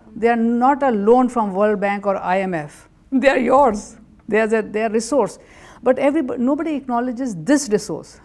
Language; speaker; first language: English; non-native, local second language; Urdu